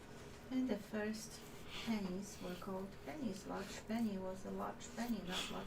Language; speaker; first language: English; native; English